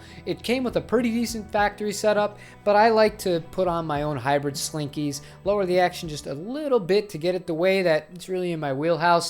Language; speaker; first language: English; native; English